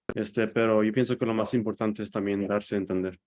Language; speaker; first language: Spanish; early bilingual, other home language; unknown